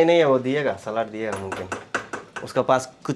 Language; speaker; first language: Hindi; non-native, learner; Telugu